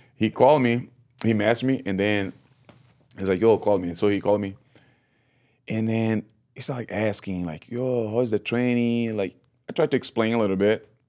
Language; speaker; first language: English; non-native, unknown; Portuguese